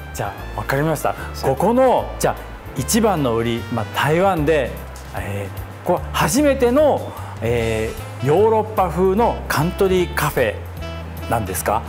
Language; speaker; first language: Japanese; native; Japanese